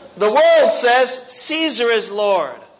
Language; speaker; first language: English; native; English